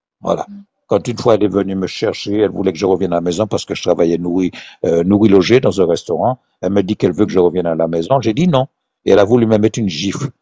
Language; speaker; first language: French; non-native, local second language; Haitian Creole